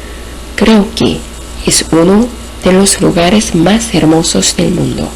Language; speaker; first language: Spanish; non-native, fluent; Korean